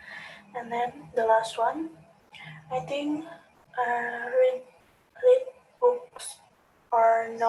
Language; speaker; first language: English; non-native, learner; Indonesian